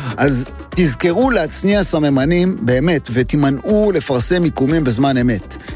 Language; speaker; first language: Hebrew; native; Hebrew